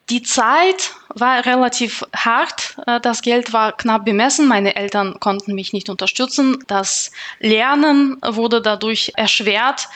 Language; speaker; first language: German; non-native, fluent; Russian